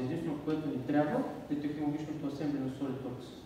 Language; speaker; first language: Bulgarian; native; Bulgarian